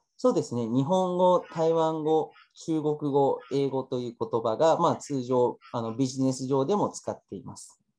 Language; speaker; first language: Japanese; early bilingual, other home language; Chinese